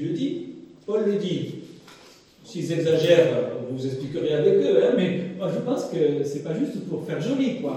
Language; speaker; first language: French; native; French